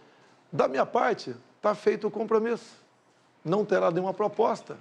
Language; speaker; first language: Portuguese; native; Portuguese